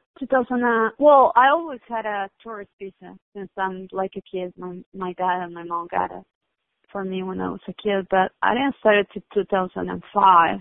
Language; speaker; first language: English; non-native, fluent; Spanish